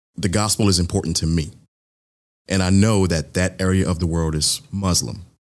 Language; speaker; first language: English; early bilingual, other home language; Yoruba